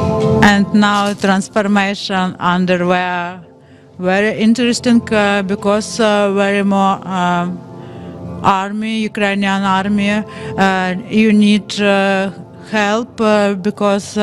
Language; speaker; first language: English; non-native, learner; Ukrainian